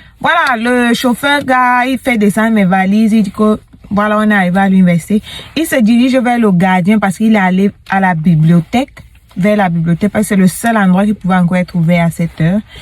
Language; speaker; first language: French; native; French